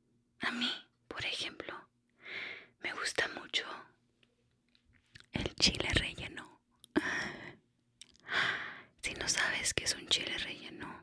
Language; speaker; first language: Spanish; early bilingual, heritage; Spanish